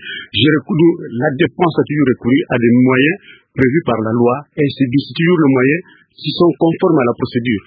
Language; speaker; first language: French; non-native, local second language; Kongo